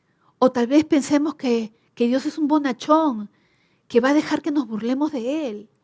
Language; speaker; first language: Spanish; native; Spanish